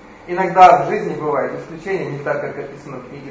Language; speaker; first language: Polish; non-native, learner; Russian